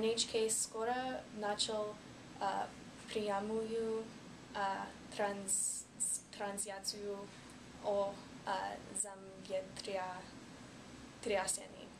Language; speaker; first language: Russian; non-native, learner; English